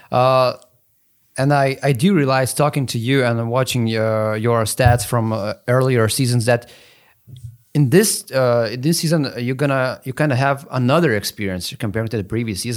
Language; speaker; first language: English; non-native, fluent; Lithuanian